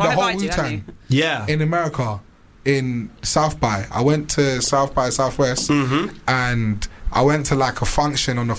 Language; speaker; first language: English; native; English